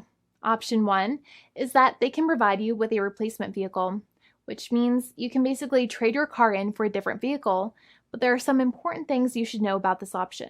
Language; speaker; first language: English; native; English